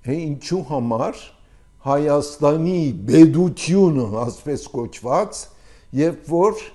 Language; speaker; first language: Armenian; early bilingual, heritage; Armenian